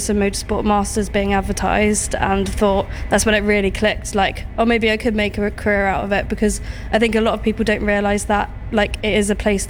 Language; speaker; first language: English; native; English